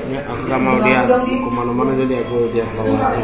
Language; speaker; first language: Indonesian; non-native, learner; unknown